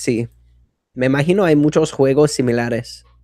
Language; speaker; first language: Spanish; non-native, fluent; English